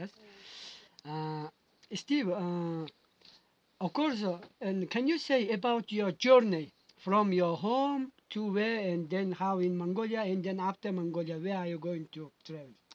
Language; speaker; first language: English; non-native, learner; Mongolian